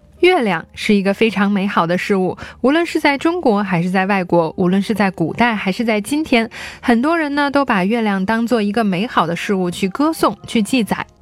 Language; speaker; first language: Chinese; native; Chinese